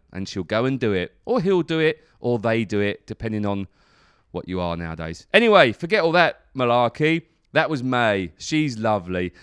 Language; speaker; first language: English; native; English